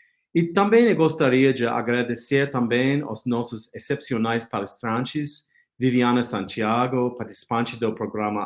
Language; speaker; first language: Portuguese; non-native, fluent; English